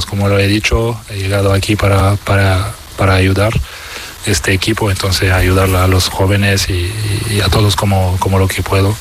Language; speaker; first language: Spanish; non-native, local second language; French